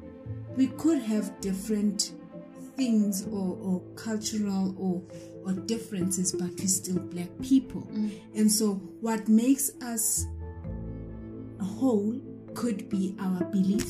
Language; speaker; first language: English; non-native, local second language; Xhosa